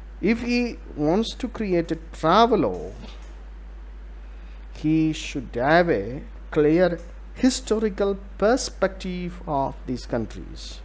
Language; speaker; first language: English; non-native, local second language; Malayalam